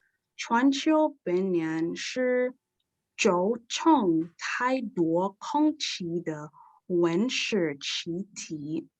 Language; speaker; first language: Chinese; non-native, learner; English